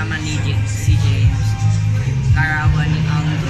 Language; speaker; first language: Filipino; non-native, learner; English